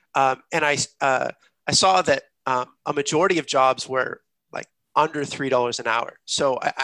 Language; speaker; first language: English; native; English